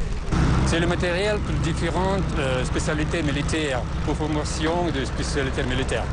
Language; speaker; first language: French; non-native, fluent; Russian